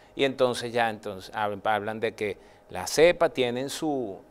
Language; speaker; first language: Spanish; native; Spanish